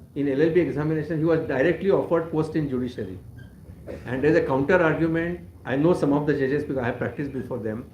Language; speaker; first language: English; non-native, local second language; Marathi